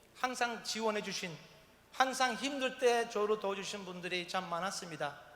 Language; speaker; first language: Korean; non-native, fluent; Turkish